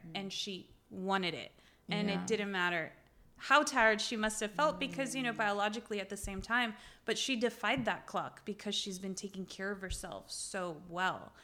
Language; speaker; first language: English; early bilingual, other home language; Armenian